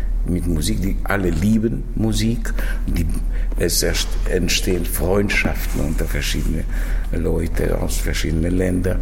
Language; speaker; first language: German; non-native, fluent; Russian